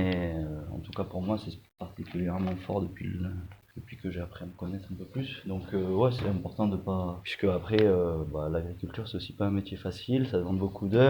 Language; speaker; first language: French; native; French